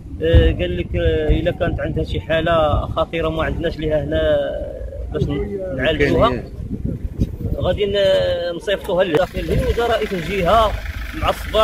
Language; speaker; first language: Arabic; native; Arabic